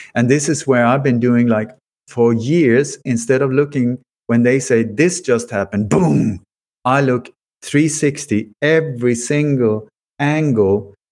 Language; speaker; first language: English; early bilingual, other home language; Swedish